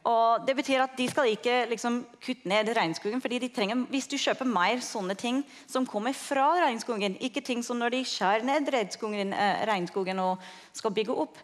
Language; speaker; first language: Norwegian; non-native, fluent; English